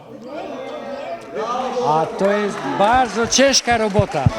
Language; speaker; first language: Polish; non-native, learner; Slovak